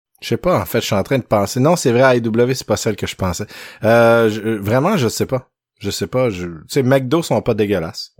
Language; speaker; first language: French; native; French